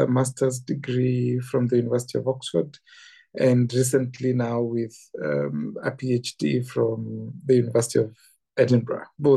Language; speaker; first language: English; non-native, local second language; Kikuyu